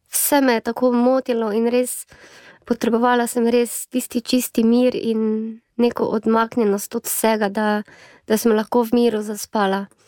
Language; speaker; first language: Slovenian; native; Slovenian